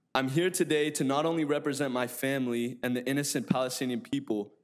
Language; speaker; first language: English; native; English